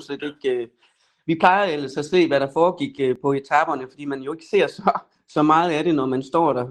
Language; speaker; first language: Danish; native; Danish